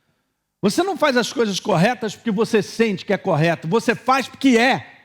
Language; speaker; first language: Portuguese; native; Portuguese